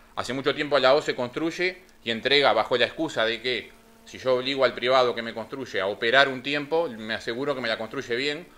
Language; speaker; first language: Spanish; native; Spanish